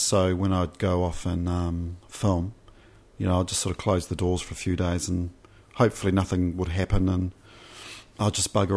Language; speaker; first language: English; native; English